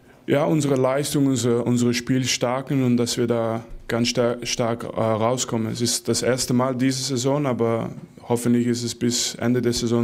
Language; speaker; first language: German; non-native, fluent; Dutch